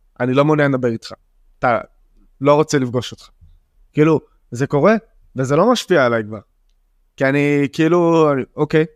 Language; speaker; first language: Hebrew; non-native, local second language; Arabic